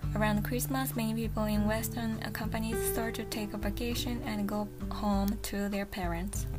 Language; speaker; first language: English; non-native, fluent; Japanese